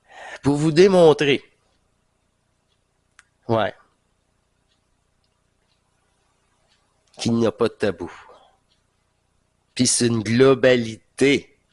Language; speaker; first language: French; native; French